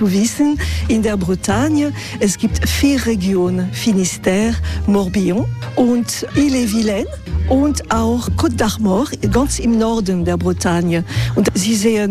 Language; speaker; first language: German; non-native, fluent; French